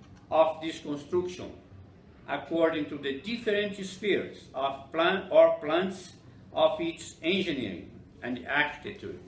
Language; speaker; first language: English; non-native, fluent; Portuguese